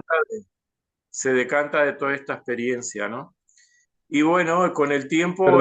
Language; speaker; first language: Spanish; native; Spanish